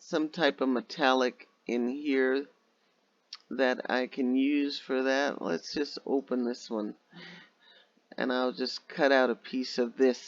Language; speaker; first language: English; native; English